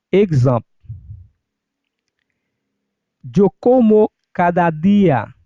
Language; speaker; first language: Spanish; non-native, fluent; Haitian Creole